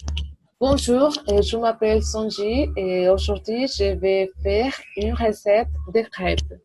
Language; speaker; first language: French; non-native, learner; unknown